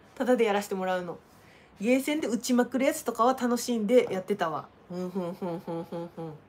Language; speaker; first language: Japanese; native; Japanese